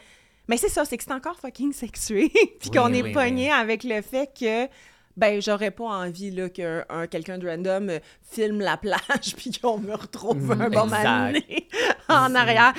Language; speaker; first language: French; native; French